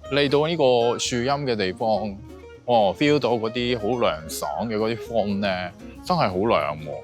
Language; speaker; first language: Cantonese; non-native, fluent; Japanese